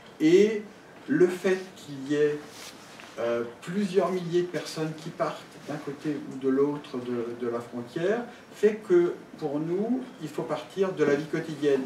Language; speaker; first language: French; native; French